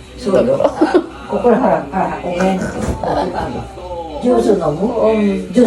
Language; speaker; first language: Japanese; native; Japanese